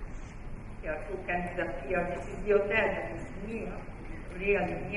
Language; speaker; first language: English; non-native, fluent; Italian